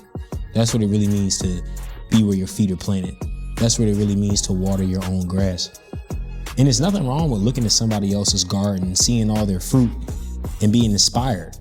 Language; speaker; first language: English; native; English